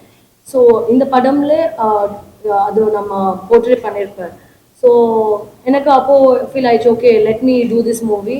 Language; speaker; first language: Tamil; non-native, learner; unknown